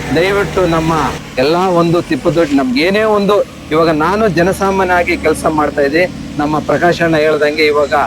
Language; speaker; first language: Kannada; native; Kannada